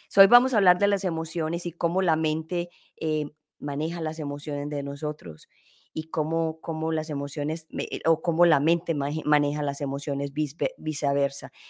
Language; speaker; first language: Spanish; native; Spanish